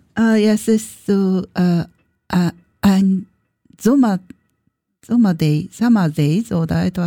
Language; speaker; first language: German; non-native, learner; Japanese